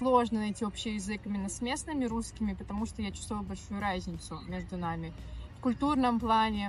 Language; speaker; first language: Russian; native; Russian